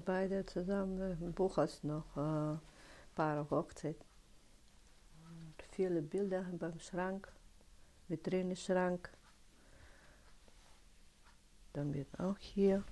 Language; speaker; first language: German; non-native, learner; Russian